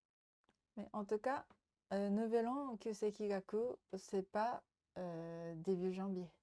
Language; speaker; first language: French; non-native, learner; Japanese